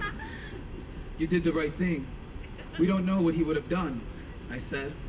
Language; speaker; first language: English; native; English